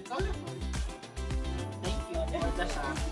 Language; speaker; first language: English; non-native, local second language; Filipino